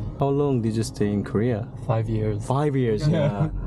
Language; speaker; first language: English; non-native, learner; Korean